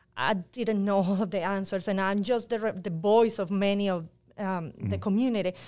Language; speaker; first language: English; non-native, fluent; Spanish